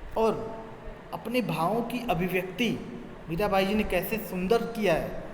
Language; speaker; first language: Hindi; native; Hindi